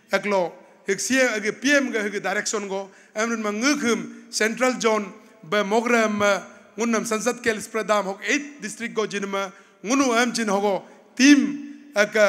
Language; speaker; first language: Hindi; non-native, local second language; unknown